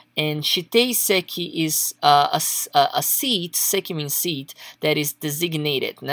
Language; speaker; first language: English; non-native, fluent; Portuguese